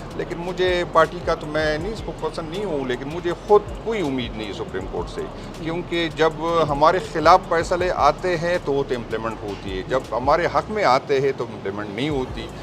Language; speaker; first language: Urdu; non-native, local second language; Pashto